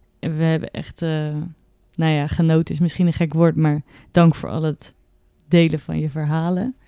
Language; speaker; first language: Dutch; native; Dutch